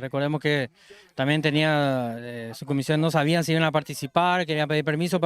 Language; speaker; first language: Spanish; native; Spanish